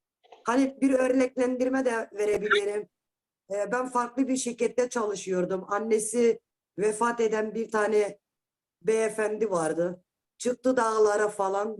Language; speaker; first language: Turkish; native; Turkish